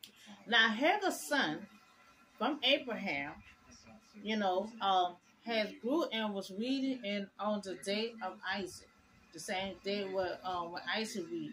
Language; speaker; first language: English; native; English